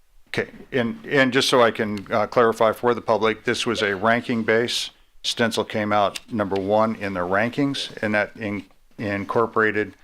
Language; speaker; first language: English; native; English